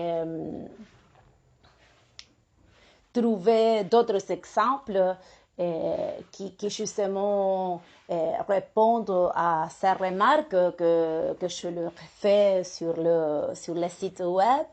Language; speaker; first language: French; non-native, fluent; Spanish